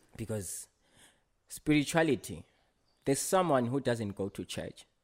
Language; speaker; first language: English; non-native, local second language; Swati